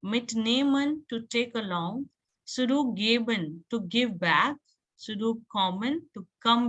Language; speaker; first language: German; non-native, learner; Hindi